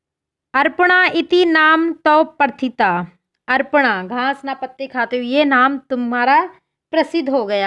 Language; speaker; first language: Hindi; native; Hindi